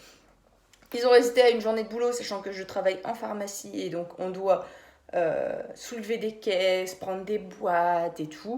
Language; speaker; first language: French; native; French